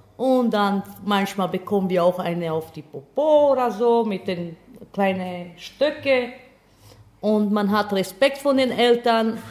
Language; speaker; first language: German; non-native, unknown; Serbian